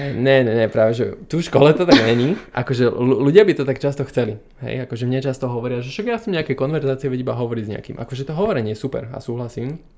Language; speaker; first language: Slovak; native; Slovak